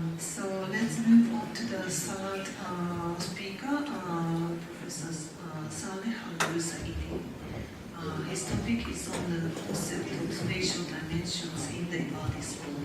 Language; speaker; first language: English; non-native, fluent; Japanese